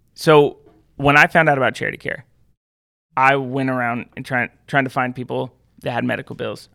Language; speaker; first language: English; native; English